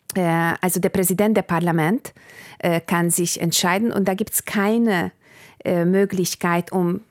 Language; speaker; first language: German; non-native, fluent; Hungarian